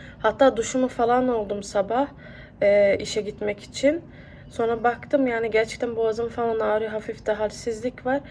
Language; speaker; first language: Turkish; early bilingual, heritage; Turkish